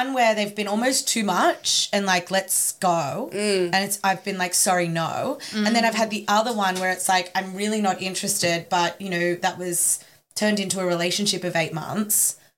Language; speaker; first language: English; native; English